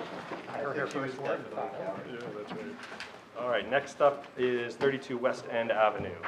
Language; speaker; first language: English; native; English